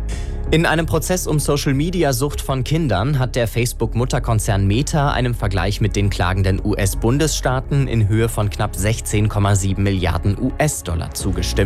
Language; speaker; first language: German; native; German